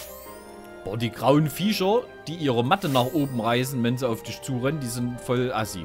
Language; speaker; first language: German; native; German